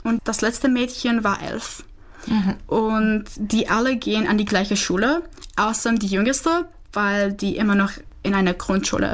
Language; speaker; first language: German; non-native, fluent; Czech